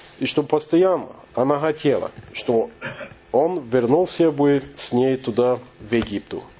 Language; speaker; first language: Russian; non-native, fluent; English